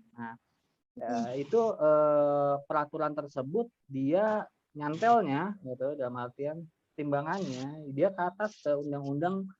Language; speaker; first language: Indonesian; native; Indonesian